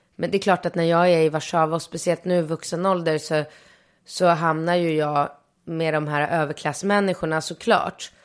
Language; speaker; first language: Swedish; early bilingual, other home language; Polish